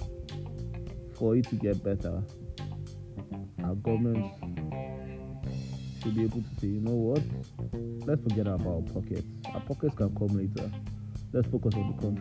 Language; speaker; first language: English; non-native, local second language; Yoruba